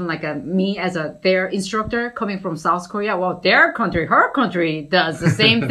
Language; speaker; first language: English; non-native, fluent; Korean